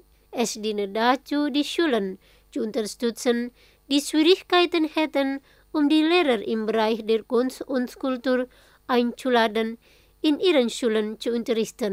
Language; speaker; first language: German; non-native, fluent; Indonesian